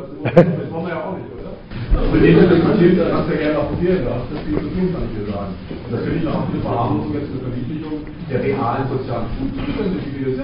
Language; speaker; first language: German; native; German